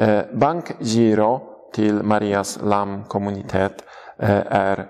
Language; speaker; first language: Swedish; non-native, fluent; Polish